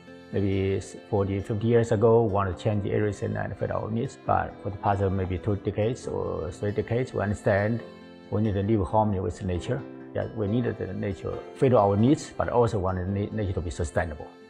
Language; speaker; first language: English; non-native, fluent; Chinese